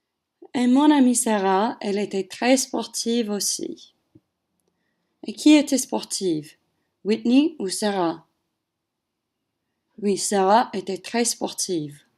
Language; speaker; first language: French; non-native, learner; English